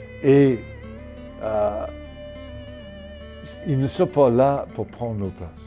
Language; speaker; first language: French; non-native, fluent; English